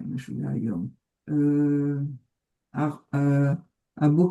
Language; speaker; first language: Hebrew; non-native, learner; French